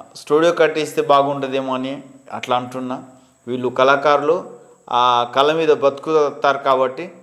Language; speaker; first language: Telugu; non-native, local second language; Gondi